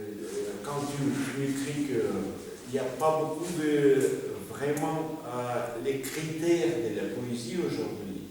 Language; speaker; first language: French; non-native, fluent; Russian